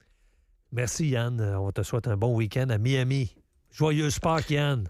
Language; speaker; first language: French; native; French